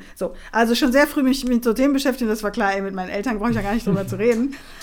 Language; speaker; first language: German; non-native, fluent; Spanish